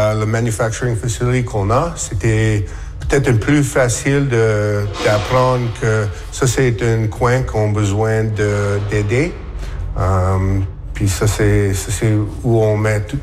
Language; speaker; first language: French; native; French